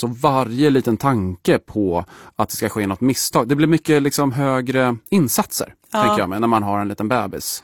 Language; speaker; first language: Swedish; native; Swedish